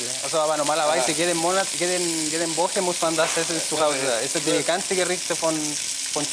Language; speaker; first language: German; non-native, learner; Spanish